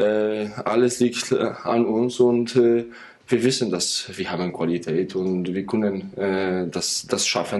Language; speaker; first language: German; non-native, fluent; Polish